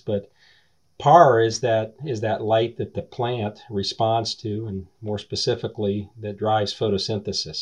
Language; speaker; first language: English; native; English